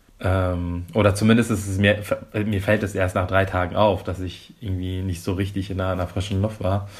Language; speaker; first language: German; early bilingual, other home language; Persian